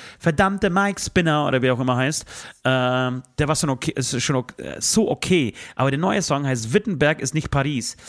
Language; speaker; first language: German; early bilingual, other home language; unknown